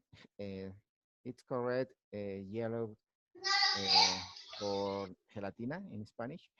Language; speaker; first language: English; non-native, learner; Spanish